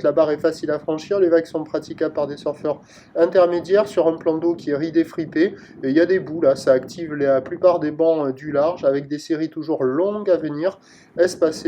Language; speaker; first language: French; native; French